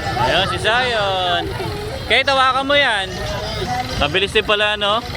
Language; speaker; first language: Filipino; native; Filipino